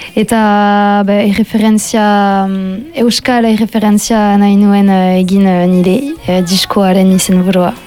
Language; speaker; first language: Basque; non-native, local second language; French